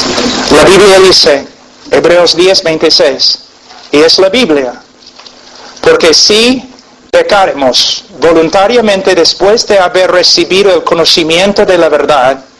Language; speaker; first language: Spanish; non-native, fluent; English